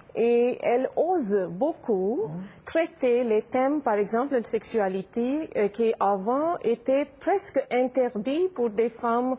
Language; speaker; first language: French; non-native, fluent; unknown